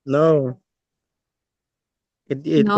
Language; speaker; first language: English; non-native, learner; Spanish